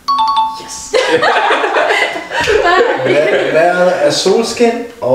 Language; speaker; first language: English; non-native, fluent; Danish